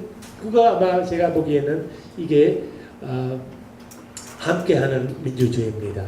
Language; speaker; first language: Korean; non-native, learner; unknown